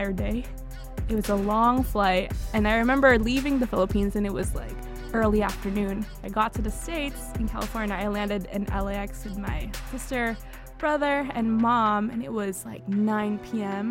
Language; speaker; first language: English; early bilingual, other home language; Hiligaynon